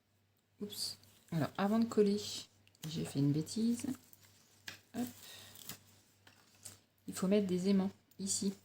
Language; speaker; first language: French; native; French